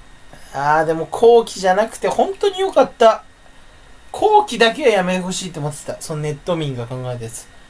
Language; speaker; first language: Japanese; native; Japanese